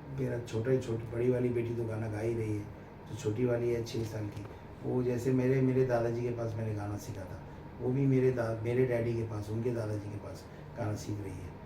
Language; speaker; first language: Hindi; non-native, local second language; Bangla